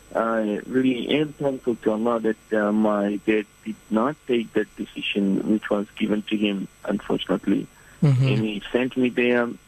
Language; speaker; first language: English; non-native, fluent; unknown